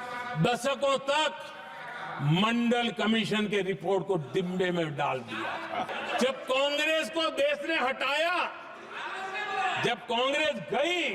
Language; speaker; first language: Hindi; non-native, local second language; Gujarati